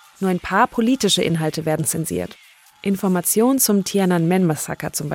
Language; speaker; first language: German; native; German